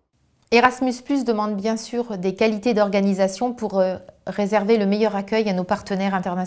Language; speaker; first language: French; native; French